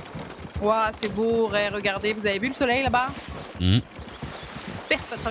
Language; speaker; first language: French; native; French